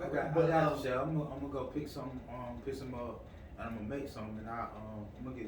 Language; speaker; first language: English; native; English